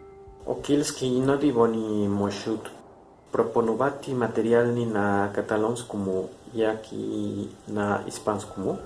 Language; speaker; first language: Ukrainian; non-native, learner; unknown